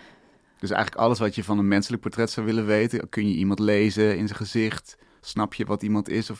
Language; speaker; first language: Dutch; native; Dutch